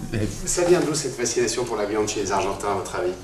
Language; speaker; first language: French; native; French